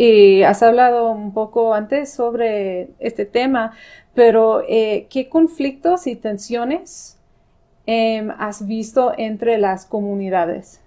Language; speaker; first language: Spanish; non-native, fluent; English